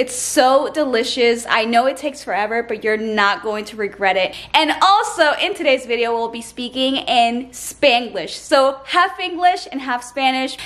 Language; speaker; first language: English; early bilingual, other home language; Spanish